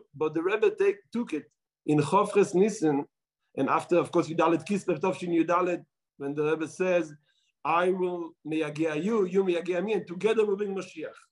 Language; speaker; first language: English; non-native, fluent; Hebrew